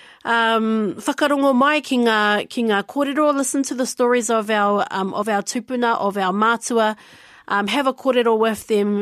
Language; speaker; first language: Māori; non-native, local second language; English